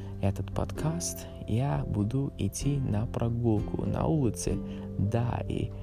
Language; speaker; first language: Russian; non-native, learner; English